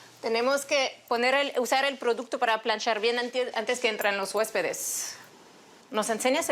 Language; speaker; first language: Spanish; non-native, fluent; French